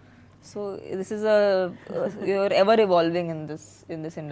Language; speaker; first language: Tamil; non-native, fluent; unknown